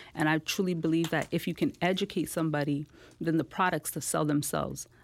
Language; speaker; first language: English; native; English